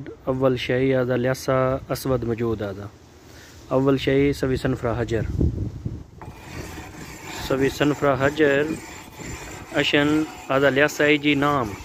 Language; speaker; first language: Arabic; non-native, learner; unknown